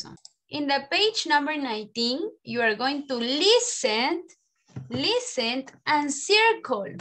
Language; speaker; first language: English; non-native, learner; Spanish